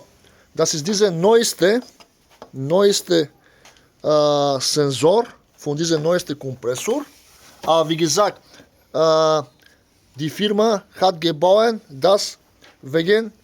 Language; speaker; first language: German; non-native, learner; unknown